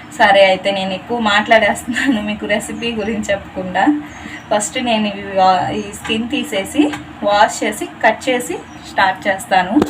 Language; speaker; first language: Telugu; non-native, local second language; Urdu